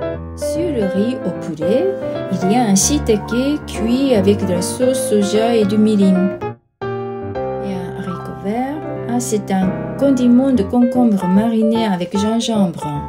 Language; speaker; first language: French; non-native, fluent; Japanese